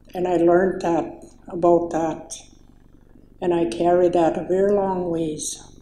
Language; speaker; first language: English; native; English